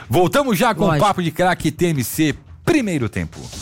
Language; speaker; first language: Portuguese; native; Portuguese